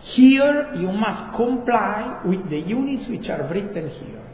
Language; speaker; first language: English; non-native, fluent; Italian